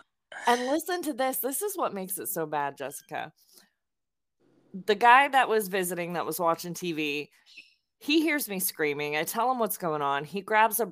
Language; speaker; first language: English; native; English